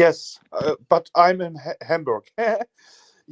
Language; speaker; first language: English; non-native, learner; German